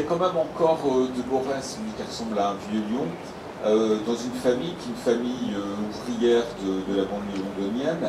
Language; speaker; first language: French; native; French